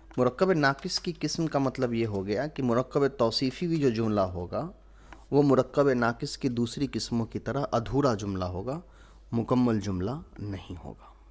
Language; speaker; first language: Urdu; native; Urdu